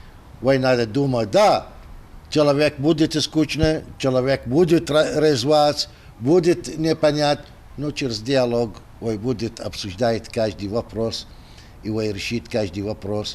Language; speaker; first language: Russian; non-native, learner; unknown